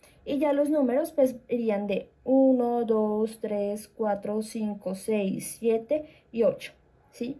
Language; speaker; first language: Spanish; native; Spanish